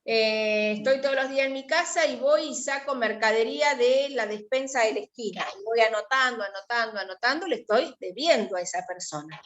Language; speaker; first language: Spanish; native; Spanish